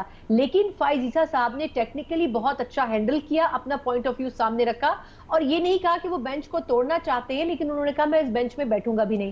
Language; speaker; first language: Urdu; native; Urdu